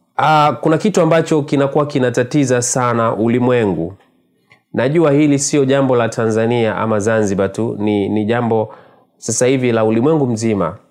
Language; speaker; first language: Swahili; native; Swahili